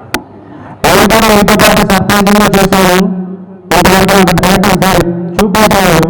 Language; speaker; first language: Telugu; native; Telugu